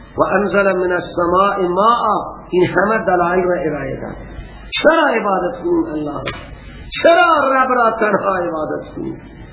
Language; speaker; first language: Persian; native; Persian